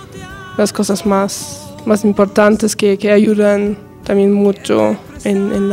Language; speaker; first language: Spanish; non-native, fluent; German